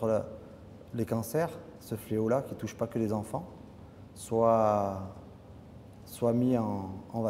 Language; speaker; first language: French; native; French